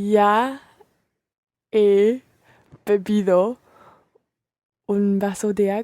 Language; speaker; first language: Spanish; non-native, learner; English